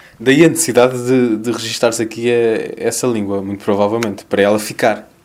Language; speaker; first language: Portuguese; native; Portuguese